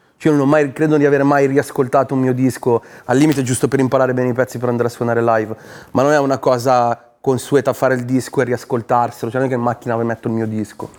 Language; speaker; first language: Italian; native; Italian